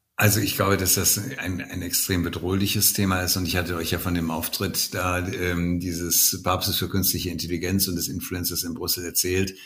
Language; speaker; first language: German; native; German